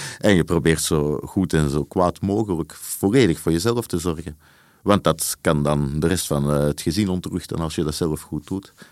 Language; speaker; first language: Dutch; native; Dutch